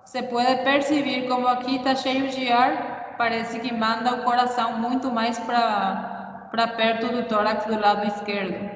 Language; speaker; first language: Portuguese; non-native, fluent; Spanish